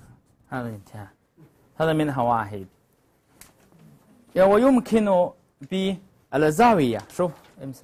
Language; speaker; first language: Arabic; non-native, learner; Chinese